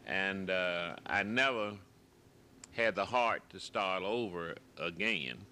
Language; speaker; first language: English; native; English